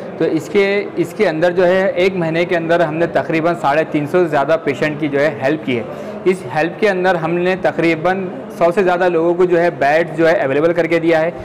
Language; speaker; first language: Hindi; native; Hindi